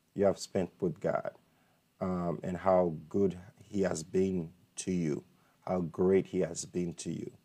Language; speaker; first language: English; non-native, fluent; Haitian Creole